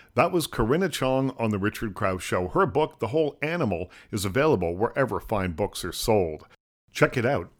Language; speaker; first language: English; native; English